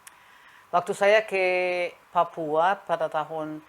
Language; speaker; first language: Indonesian; non-native, fluent; German